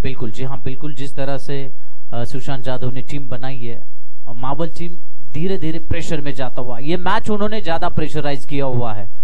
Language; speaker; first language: Hindi; non-native, local second language; Marathi